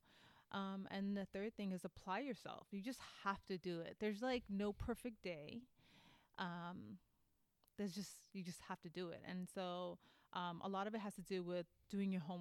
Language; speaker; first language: English; native; English